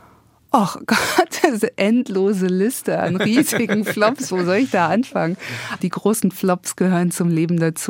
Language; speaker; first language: German; native; German